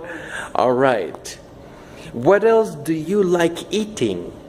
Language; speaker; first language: English; non-native, fluent; Spanish